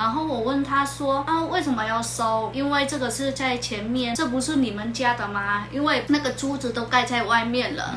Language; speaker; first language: Chinese; non-native, fluent; Vietnamese